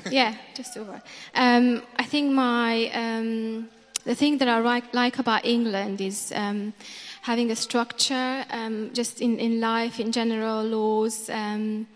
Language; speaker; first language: English; non-native, fluent; Romanian